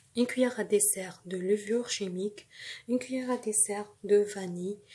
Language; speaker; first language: French; non-native, local second language; Arabic